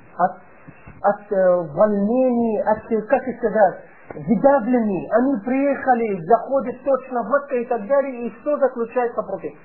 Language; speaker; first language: Russian; non-native, fluent; Arabic